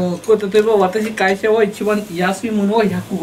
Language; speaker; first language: Japanese; non-native, learner; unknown